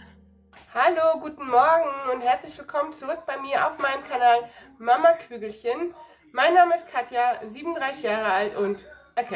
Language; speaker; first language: German; native; German